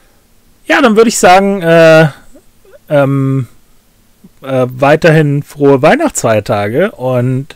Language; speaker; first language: German; native; German